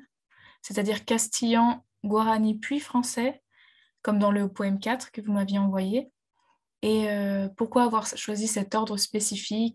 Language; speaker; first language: French; native; French